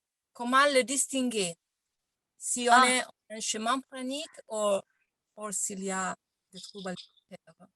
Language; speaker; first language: French; non-native, learner; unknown